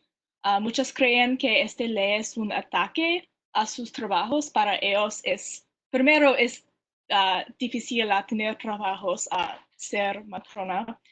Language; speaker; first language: Spanish; non-native, learner; English